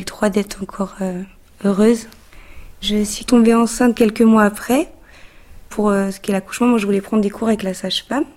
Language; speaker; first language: French; native; French